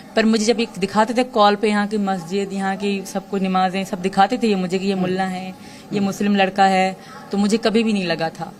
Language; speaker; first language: Urdu; non-native, local second language; Sindhi